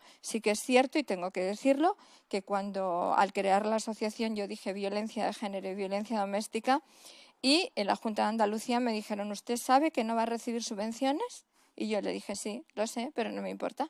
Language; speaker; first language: Spanish; native; Spanish